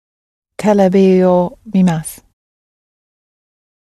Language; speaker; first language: Japanese; non-native, learner; English